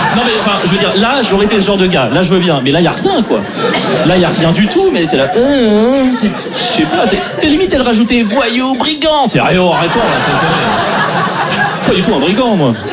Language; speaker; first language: French; native; French